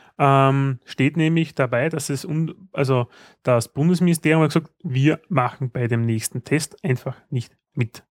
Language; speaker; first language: German; native; German